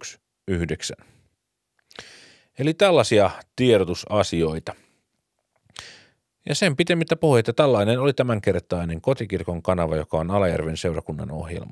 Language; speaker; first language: Finnish; native; Finnish